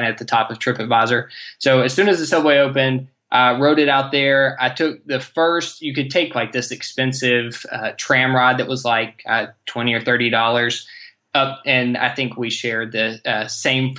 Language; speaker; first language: English; native; English